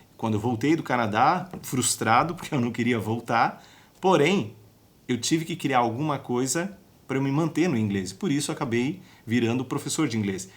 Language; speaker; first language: Portuguese; native; Portuguese